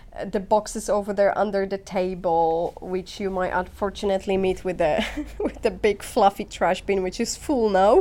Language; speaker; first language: English; non-native, fluent; Polish